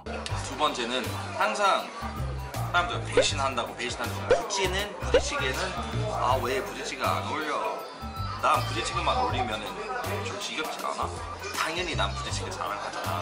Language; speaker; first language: Korean; non-native, fluent; English